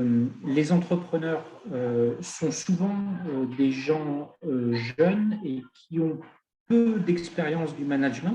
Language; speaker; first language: French; native; French